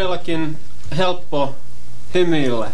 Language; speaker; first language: Finnish; native; Finnish